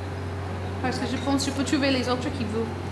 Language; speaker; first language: French; non-native, learner; English